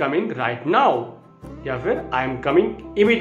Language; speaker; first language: English; non-native, learner; Hindi